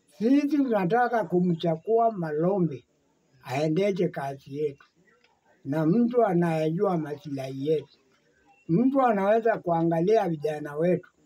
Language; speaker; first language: Swahili; non-native, local second language; Kamba